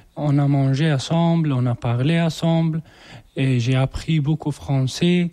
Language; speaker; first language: French; non-native, learner; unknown